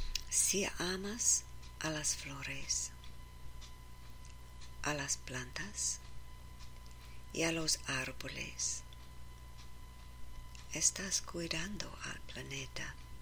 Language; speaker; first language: Spanish; non-native, learner; English